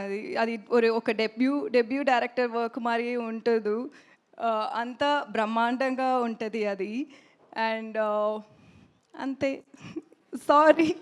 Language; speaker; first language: Telugu; non-native, learner; Tamil